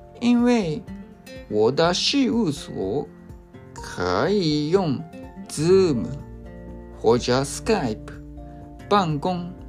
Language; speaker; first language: Chinese; non-native, fluent; Japanese